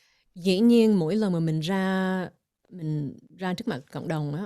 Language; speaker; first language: Vietnamese; early bilingual, heritage; English